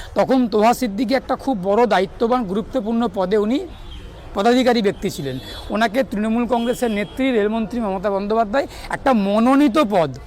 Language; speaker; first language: Bangla; native; Bangla